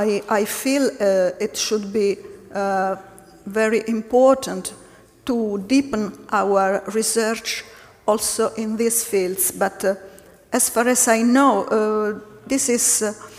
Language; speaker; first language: English; non-native, fluent; Italian